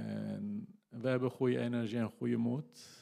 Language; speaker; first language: Dutch; non-native, fluent; Kurdish